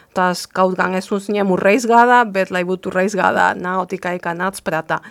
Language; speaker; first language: Latvian; non-native, fluent; Spanish